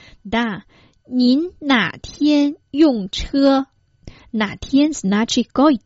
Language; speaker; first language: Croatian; non-native, fluent; Chinese